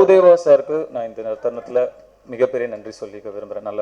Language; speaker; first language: Tamil; native; Tamil